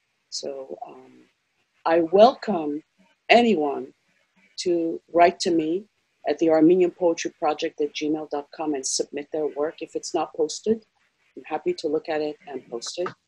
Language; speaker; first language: English; non-native, local second language; Armenian